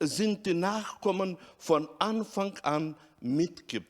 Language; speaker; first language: German; non-native, fluent; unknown